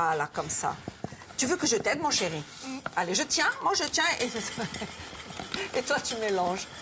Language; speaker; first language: French; native; French